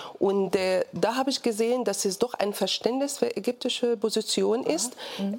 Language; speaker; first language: German; non-native, fluent; Arabic